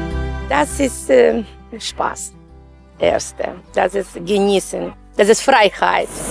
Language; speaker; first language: German; non-native, learner; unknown